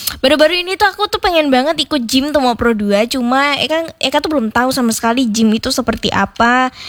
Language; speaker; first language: Indonesian; native; Indonesian